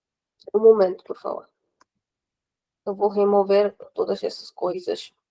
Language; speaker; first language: Portuguese; non-native, fluent; Hindi